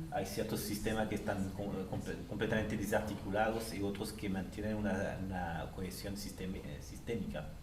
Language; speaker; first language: Spanish; native; Spanish